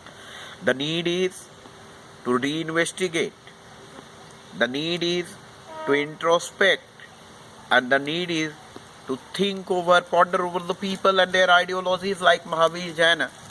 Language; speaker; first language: English; non-native, local second language; Hindi